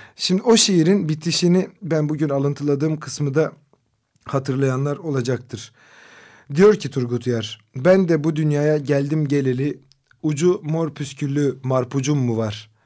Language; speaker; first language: Turkish; non-native, local second language; Kurdish